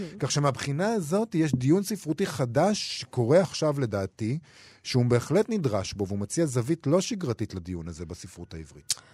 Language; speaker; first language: Hebrew; native; Hebrew